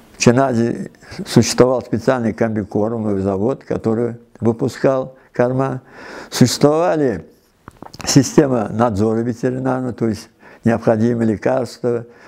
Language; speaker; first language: Russian; non-native, local second language; Uzbek